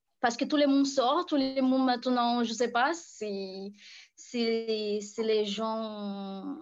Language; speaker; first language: French; non-native, fluent; Portuguese